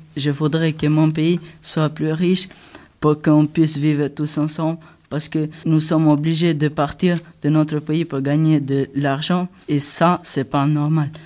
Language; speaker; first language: French; non-native, learner; Albanian